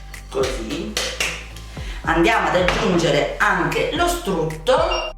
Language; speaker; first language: Italian; native; Italian